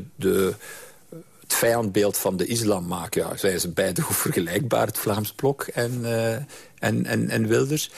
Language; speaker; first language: Dutch; native; Dutch